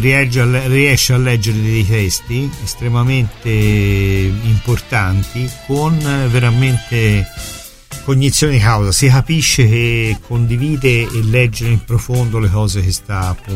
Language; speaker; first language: Italian; native; Italian